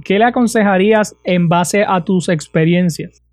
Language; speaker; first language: Spanish; native; Spanish